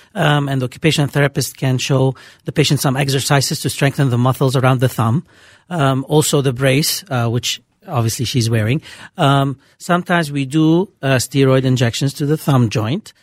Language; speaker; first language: English; non-native, fluent; Arabic